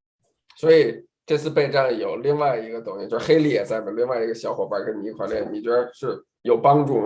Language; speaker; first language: Chinese; native; Chinese